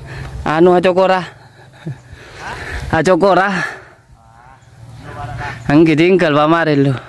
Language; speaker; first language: Indonesian; non-native, local second language; Madurese